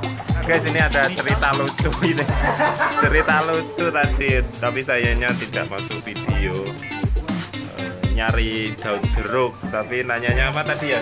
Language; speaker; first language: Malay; non-native, local second language; Javanese